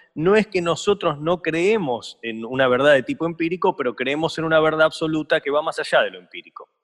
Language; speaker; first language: Spanish; native; Spanish